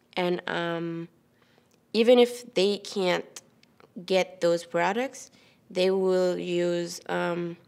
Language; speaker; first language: English; non-native, fluent; Wolof